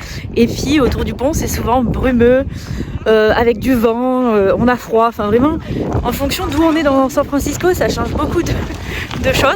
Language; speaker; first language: French; native; French